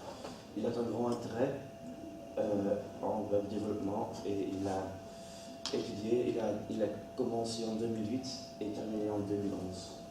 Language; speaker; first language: French; non-native, learner; Dutch